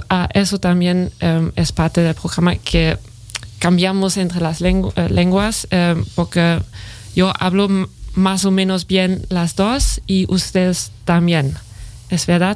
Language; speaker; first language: Spanish; non-native, fluent; German